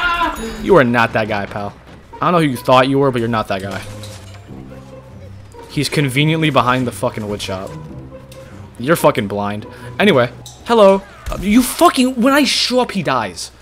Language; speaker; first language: English; native; English